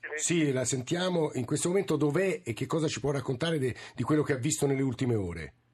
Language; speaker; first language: Italian; native; Italian